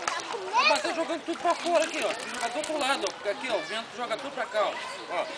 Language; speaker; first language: Portuguese; native; Portuguese